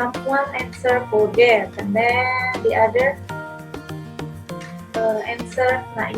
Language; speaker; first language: English; non-native, fluent; Indonesian